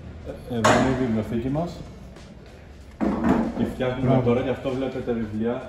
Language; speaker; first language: Greek; early bilingual, heritage; Greek